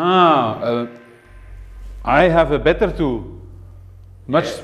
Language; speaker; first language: English; non-native, fluent; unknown